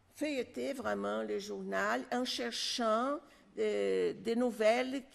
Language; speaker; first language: French; non-native, fluent; Portuguese